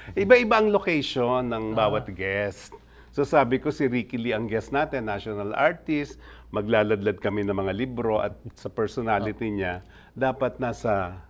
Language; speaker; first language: Filipino; native; Filipino